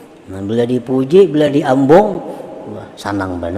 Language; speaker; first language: Indonesian; non-native, local second language; Banjar